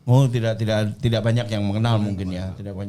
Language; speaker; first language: Indonesian; native; Indonesian